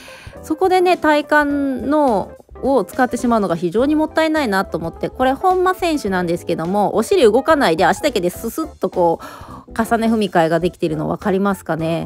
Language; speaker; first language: Japanese; native; Japanese